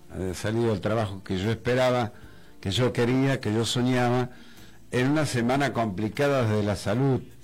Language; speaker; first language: Spanish; native; Spanish